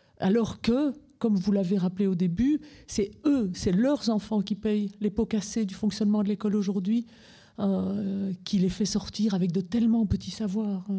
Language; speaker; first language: French; native; French